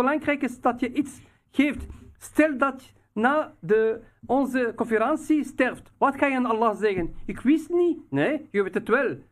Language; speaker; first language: Dutch; non-native, local second language; Riffian